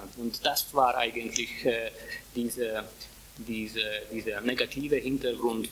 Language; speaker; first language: German; non-native, fluent; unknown